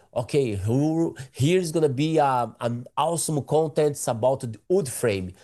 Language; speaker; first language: English; non-native, learner; Portuguese